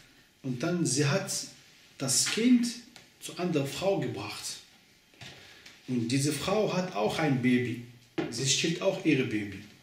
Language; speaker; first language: German; non-native, learner; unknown